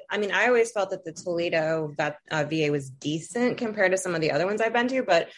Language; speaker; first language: English; native; English